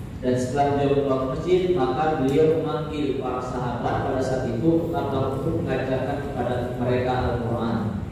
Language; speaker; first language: Indonesian; native; Indonesian